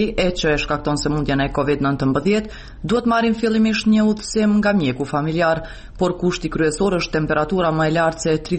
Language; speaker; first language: Albanian; native; Albanian